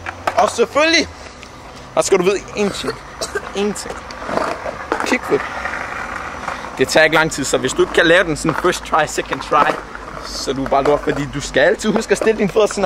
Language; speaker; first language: Danish; native; Danish